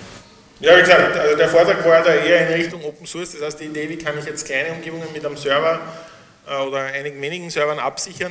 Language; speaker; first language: German; native; German